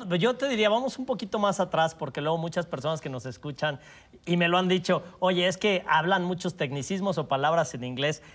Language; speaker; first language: Spanish; native; Spanish